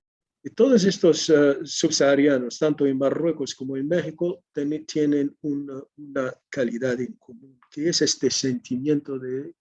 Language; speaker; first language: Spanish; non-native, fluent; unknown